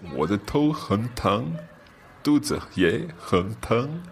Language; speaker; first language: Chinese; non-native, learner; English